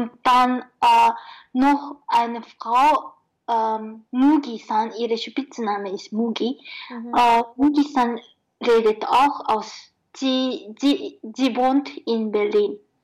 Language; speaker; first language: German; non-native, fluent; Japanese